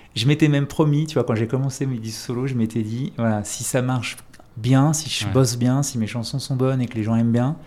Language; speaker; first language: French; native; French